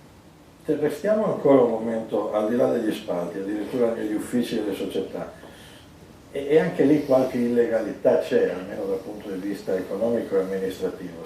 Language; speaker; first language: Italian; native; Italian